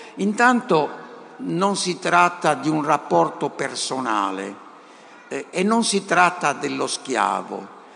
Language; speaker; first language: Italian; native; Italian